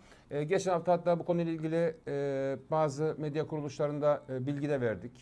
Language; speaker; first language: Turkish; native; Turkish